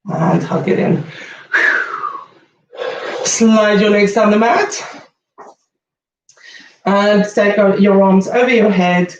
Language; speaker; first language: English; native; English